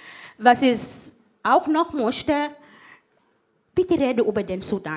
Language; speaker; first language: German; non-native, fluent; Arabic